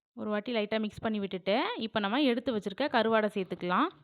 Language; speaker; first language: Tamil; native; Tamil